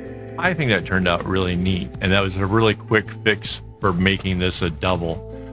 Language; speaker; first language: English; native; English